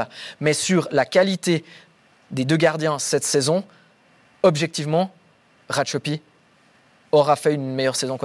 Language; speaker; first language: French; native; French